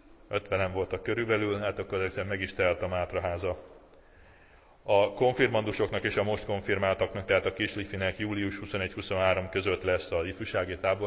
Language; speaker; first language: Hungarian; native; Hungarian